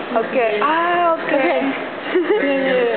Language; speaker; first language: English; non-native, learner; Korean